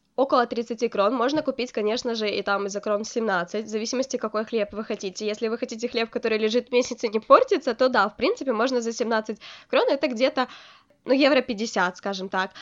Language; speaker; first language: Russian; native; Russian